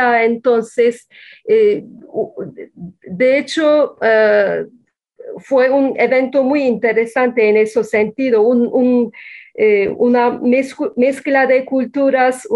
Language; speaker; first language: Spanish; non-native, fluent; Turkish